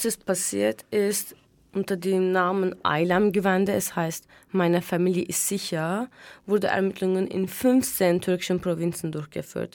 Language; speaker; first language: German; non-native, fluent; Turkish